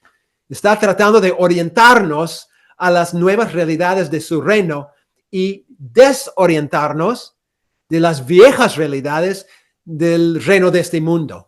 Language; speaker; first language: Spanish; non-native, fluent; English